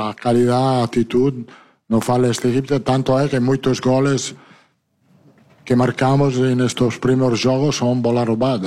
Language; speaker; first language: Portuguese; non-native, learner; Italian